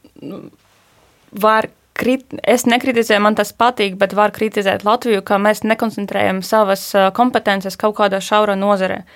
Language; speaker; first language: Latvian; non-native, fluent; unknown